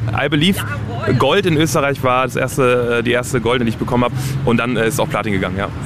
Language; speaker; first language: German; native; German